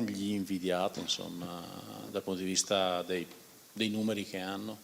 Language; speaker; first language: Italian; native; Italian